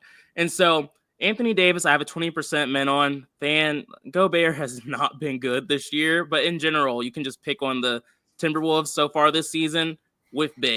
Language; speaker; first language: English; native; English